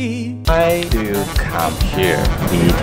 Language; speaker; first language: English; non-native, learner; Japanese